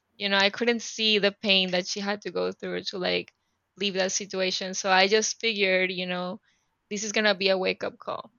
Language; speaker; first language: English; non-native, fluent; Spanish